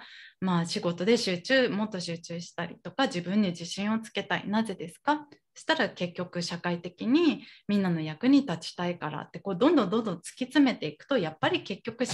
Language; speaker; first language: Japanese; native; Japanese